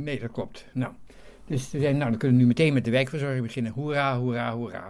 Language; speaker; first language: Dutch; native; Dutch